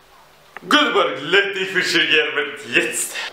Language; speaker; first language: German; non-native, learner; Russian